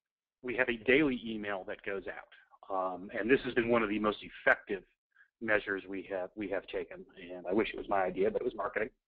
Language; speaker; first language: English; native; English